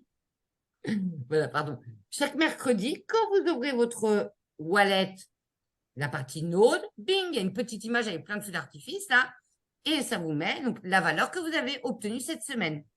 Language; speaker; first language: French; native; French